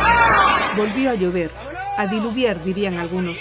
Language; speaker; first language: Spanish; native; Spanish